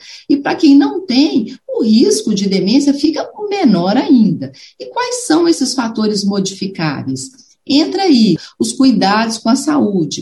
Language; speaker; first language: Portuguese; native; Portuguese